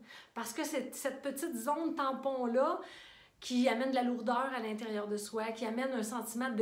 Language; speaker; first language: French; native; French